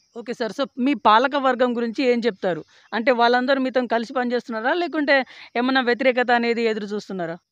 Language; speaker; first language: Telugu; native; Telugu